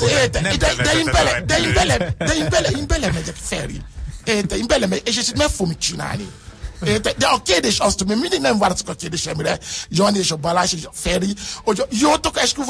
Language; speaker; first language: Hungarian; non-native, learner; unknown